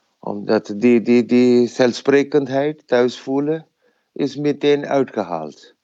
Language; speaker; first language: Dutch; non-native, fluent; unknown